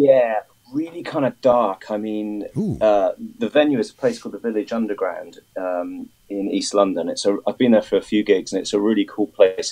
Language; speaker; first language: English; native; English